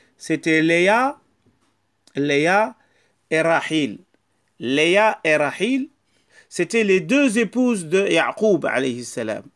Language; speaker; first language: French; non-native, local second language; Wolof